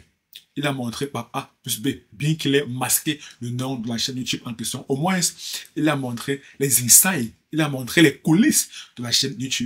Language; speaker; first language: French; native; French